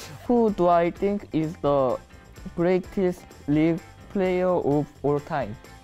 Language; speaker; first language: English; non-native, learner; Korean